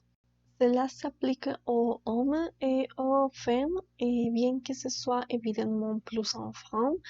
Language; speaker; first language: French; non-native, learner; Spanish